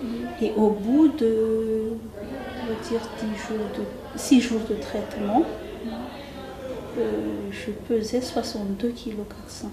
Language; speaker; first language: French; non-native, local second language; Malagasy